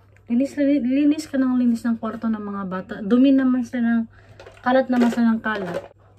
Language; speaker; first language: Filipino; native; Filipino